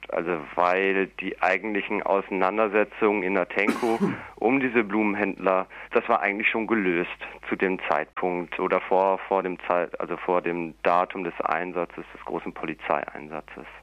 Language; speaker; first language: German; native; German